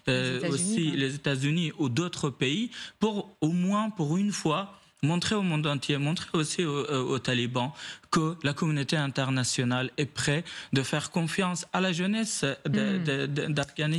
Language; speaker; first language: French; non-native, fluent; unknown